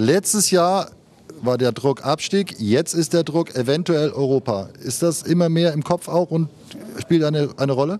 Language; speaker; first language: German; native; German